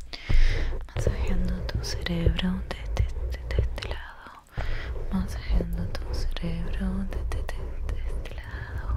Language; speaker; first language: Spanish; native; Spanish